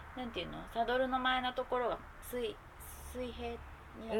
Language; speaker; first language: Japanese; native; Japanese